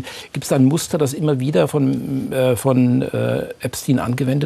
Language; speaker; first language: German; native; German